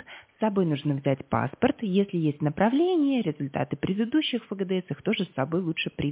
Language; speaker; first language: Russian; native; Russian